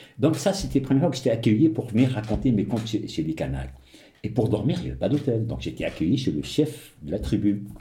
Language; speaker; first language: French; non-native, local second language; Arabic